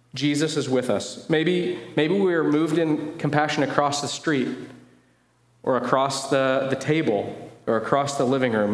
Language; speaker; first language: English; native; English